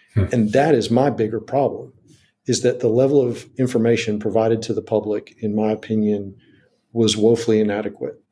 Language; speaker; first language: English; native; English